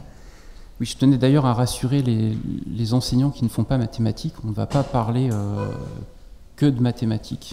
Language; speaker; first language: French; native; French